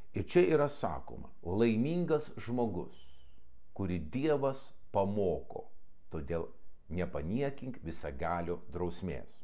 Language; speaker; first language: Lithuanian; non-native, local second language; Russian